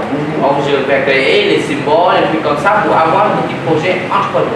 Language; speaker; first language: French; non-native, learner; Vietnamese